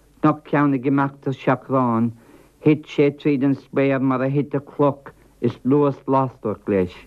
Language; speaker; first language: Irish; non-native, local second language; English